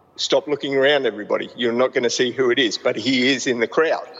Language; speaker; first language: English; native; English